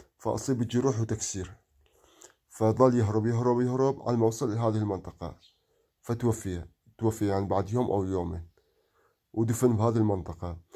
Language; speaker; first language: Arabic; non-native, local second language; Kurdish